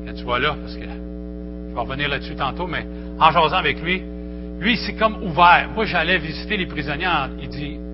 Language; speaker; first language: French; native; French